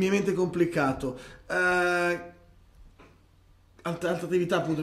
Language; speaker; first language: Italian; native; Italian